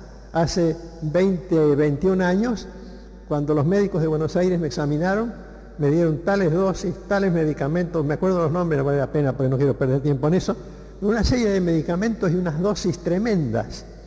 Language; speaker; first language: Spanish; native; Spanish